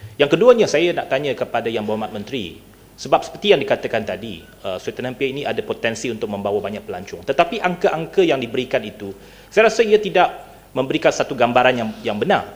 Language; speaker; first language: Malay; non-native, local second language; Chinese